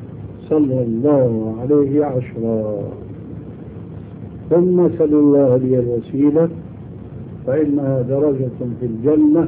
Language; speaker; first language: Arabic; early bilingual, other home language; Albanian